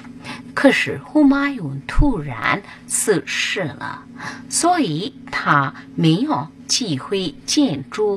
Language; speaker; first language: Chinese; non-native, learner; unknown